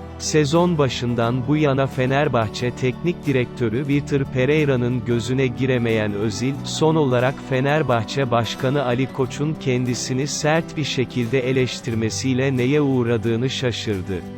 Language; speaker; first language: Turkish; native; Turkish